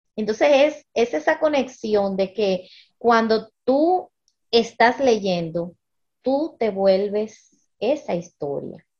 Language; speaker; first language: Spanish; early bilingual, heritage; Spanish